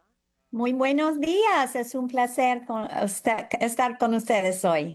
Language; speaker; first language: Spanish; non-native, fluent; English